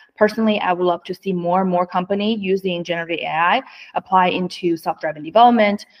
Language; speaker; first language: English; non-native, fluent; Chinese